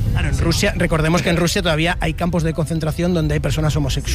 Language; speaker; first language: Spanish; native; Spanish